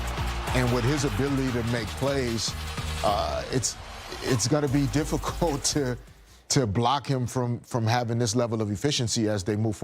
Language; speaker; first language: English; native; English